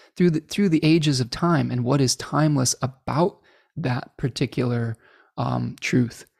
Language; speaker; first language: English; native; English